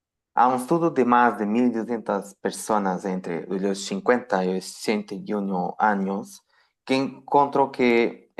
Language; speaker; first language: Spanish; non-native, fluent; Portuguese